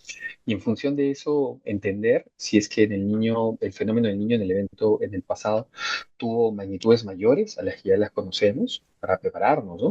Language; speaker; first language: Spanish; native; Spanish